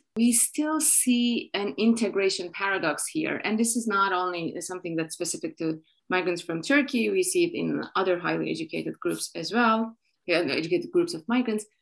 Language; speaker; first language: English; non-native, fluent; Turkish